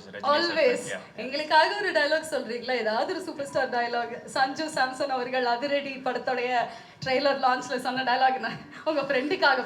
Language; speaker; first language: Tamil; native; Tamil